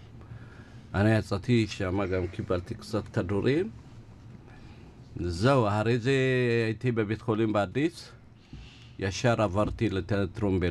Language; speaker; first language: Hebrew; non-native, learner; Amharic